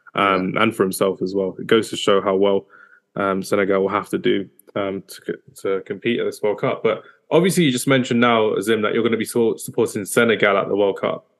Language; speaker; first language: English; early bilingual, other home language; Hindi